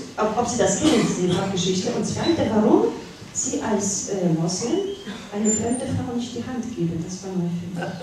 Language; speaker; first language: German; non-native, learner; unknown